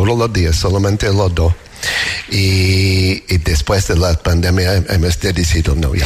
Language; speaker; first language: Spanish; non-native, learner; English